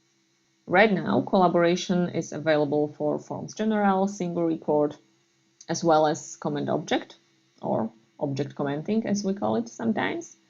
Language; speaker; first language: English; non-native, fluent; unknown